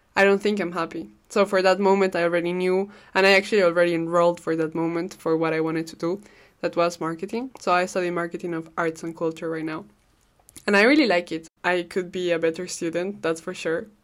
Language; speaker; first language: English; non-native, fluent; Spanish